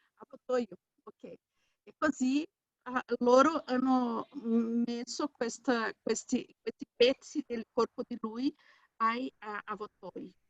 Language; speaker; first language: Italian; non-native, fluent; Portuguese